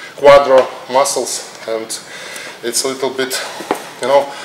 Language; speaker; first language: English; non-native, learner; Russian